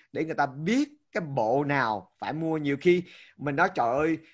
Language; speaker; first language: Vietnamese; early bilingual, heritage; Vietnamese